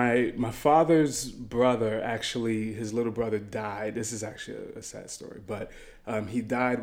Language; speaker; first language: English; native; English